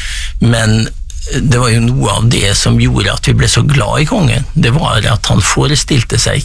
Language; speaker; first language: Norwegian; native; Norwegian